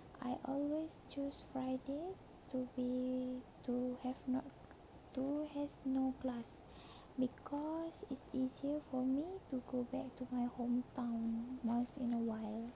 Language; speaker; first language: English; non-native, learner; Malay